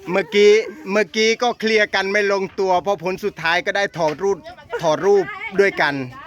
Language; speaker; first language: Thai; native; Thai